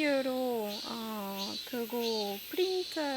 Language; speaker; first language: Korean; non-native, learner; French